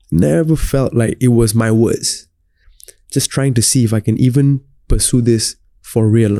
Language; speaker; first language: English; non-native, local second language; Tamil